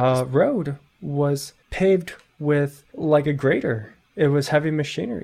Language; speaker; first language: English; native; English